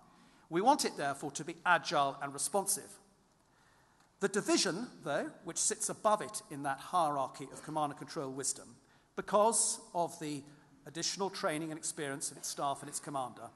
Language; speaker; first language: English; native; English